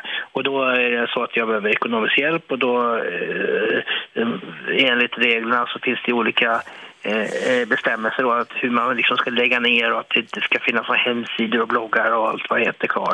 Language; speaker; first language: Swedish; native; Swedish